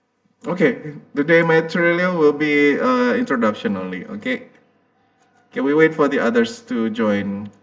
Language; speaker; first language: English; non-native, fluent; Indonesian